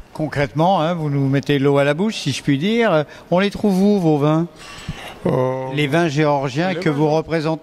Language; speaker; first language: French; native; French